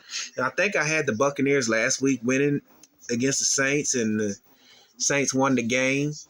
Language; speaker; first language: English; native; English